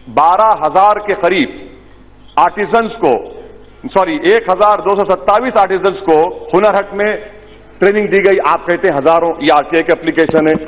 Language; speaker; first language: Urdu; native; Urdu